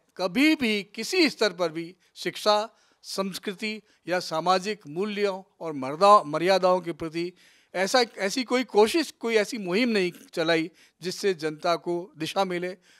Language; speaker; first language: Hindi; native; Hindi